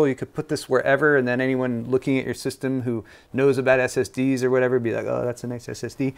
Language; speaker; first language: English; native; English